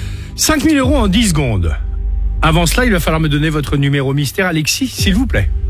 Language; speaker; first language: French; native; French